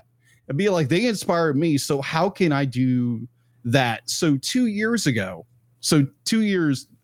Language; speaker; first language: English; native; English